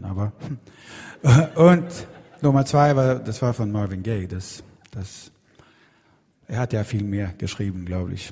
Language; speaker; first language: German; non-native, learner; Swedish